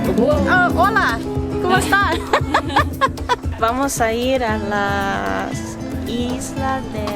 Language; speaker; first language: Spanish; early bilingual, heritage; English